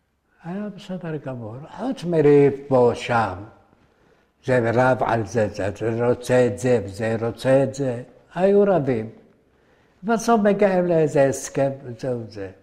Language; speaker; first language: Hebrew; early bilingual, other home language; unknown